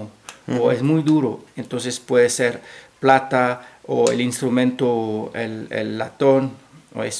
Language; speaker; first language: Spanish; non-native, fluent; French